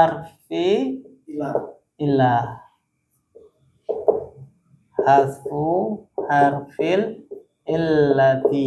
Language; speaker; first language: Arabic; non-native, fluent; Indonesian